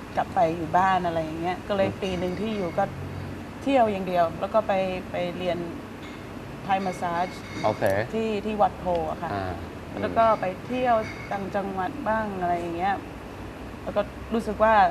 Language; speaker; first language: Thai; non-native, fluent; English